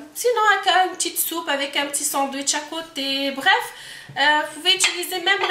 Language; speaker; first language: French; non-native, local second language; Arabic